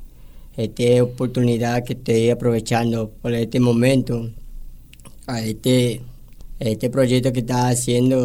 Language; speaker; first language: Spanish; non-native, local second language; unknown